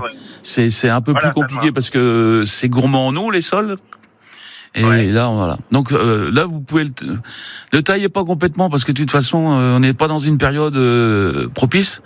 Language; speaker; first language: French; native; French